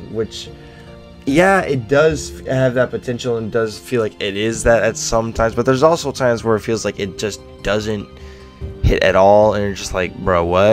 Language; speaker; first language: English; native; English